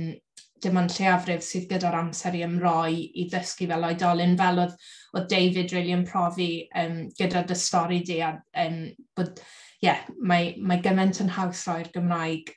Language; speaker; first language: Welsh; native; Welsh